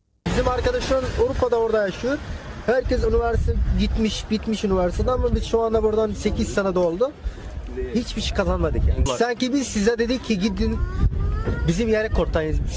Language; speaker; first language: Turkish; non-native, learner; Arabic